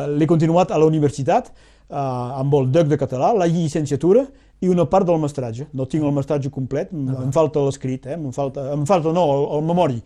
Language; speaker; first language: Catalan; non-native, local second language; French